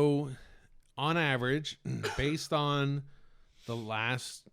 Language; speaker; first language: English; native; English